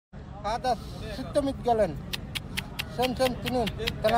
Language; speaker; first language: Arabic; non-native, learner; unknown